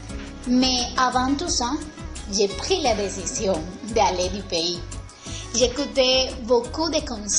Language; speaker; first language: French; non-native, learner; Spanish